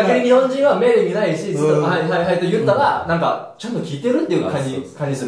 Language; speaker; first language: Japanese; non-native, fluent; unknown